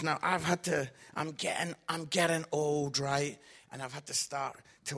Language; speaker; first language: English; native; English